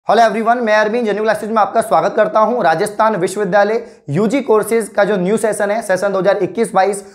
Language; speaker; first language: Hindi; native; Hindi